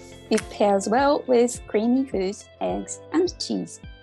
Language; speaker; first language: English; non-native, fluent; Japanese